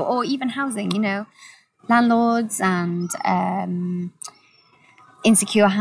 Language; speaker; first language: English; native; English